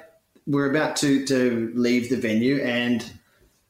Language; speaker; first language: English; native; English